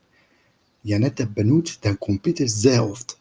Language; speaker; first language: German; non-native, fluent; Turkish